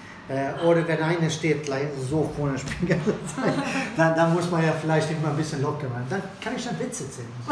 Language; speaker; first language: German; non-native, fluent; Swedish